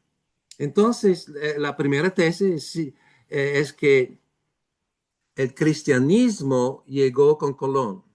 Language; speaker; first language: Spanish; non-native, fluent; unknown